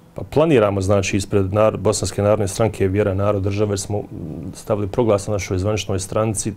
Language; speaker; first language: Bosnian; native; Bosnian